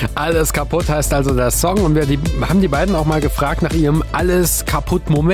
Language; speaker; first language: German; native; German